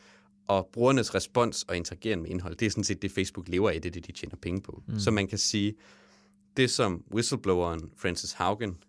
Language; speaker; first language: Danish; native; Danish